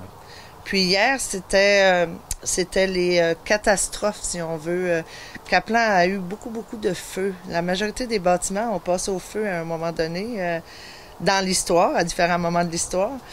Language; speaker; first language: French; native; French